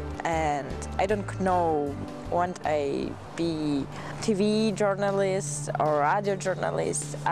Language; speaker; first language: English; non-native, learner; German